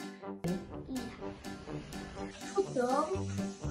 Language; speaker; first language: Indonesian; early bilingual, heritage; Indonesian